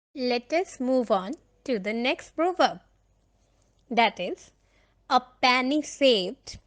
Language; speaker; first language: English; non-native, local second language; Punjabi